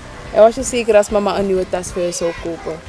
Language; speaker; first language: Dutch; native; Dutch